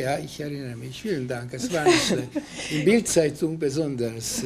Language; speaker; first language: German; non-native, fluent; Hungarian